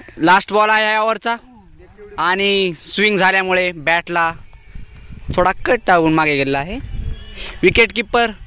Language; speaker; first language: Marathi; non-native, local second language; Lambadi